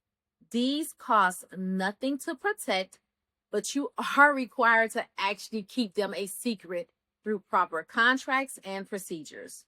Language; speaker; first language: English; native; English